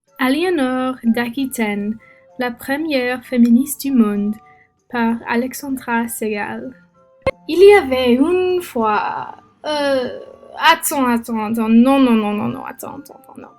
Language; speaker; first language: French; non-native, learner; English